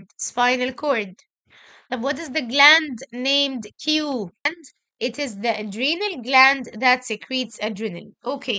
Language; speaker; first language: English; non-native, local second language; Arabic